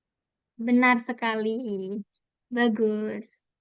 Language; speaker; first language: Indonesian; native; Indonesian